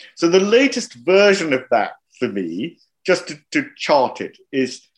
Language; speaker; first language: English; non-native, local second language; Hindi